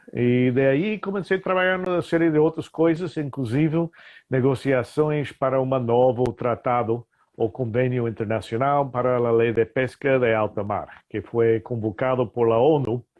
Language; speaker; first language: Portuguese; non-native, fluent; English